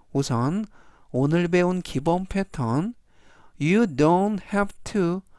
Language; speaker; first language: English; non-native, fluent; Korean